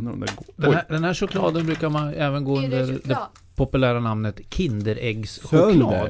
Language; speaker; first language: Swedish; native; Swedish